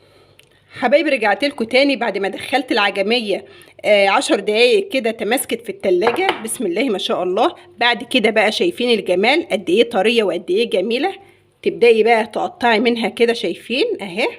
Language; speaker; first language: Arabic; native; Arabic